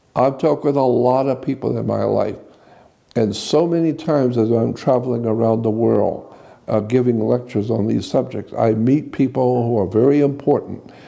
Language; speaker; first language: English; native; English